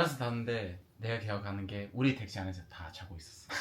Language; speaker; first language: Korean; non-native, fluent; English